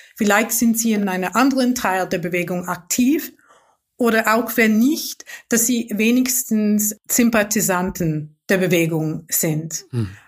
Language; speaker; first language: German; non-native, fluent; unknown